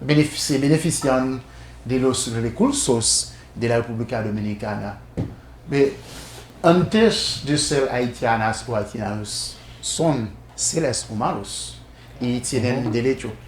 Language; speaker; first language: Spanish; non-native, fluent; Haitian Creole